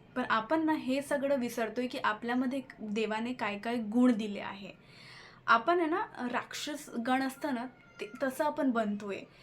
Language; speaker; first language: Marathi; non-native, local second language; Hindi